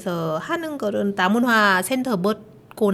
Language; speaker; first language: Korean; non-native, learner; Vietnamese